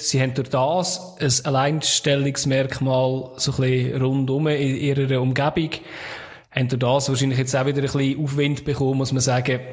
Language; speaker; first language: German; native; German